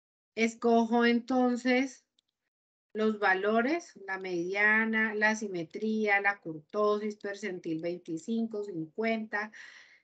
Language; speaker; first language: Spanish; native; Spanish